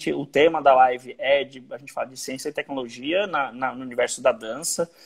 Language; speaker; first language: Portuguese; native; Portuguese